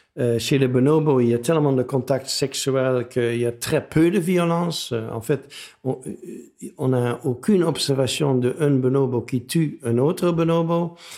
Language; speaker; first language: French; non-native, fluent; Dutch